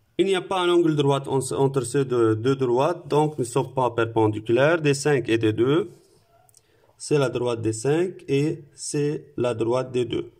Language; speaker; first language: French; non-native, local second language; Arabic